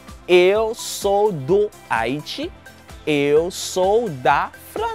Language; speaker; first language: Portuguese; non-native, fluent; Haitian Creole